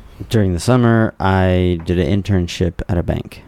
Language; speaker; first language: English; native; English